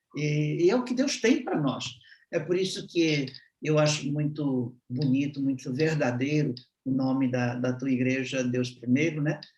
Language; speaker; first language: Portuguese; native; Portuguese